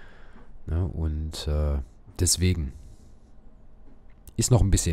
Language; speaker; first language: German; native; German